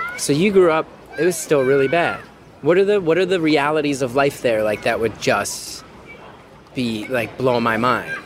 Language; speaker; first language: English; native; English